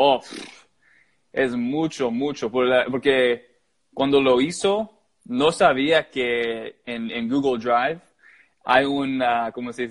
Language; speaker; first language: Spanish; early bilingual, heritage; Spanish